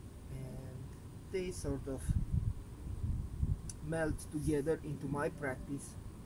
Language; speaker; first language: English; non-native, fluent; Romanian